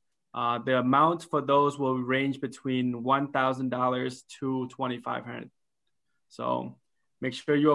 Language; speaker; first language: English; early bilingual, other home language; Khmer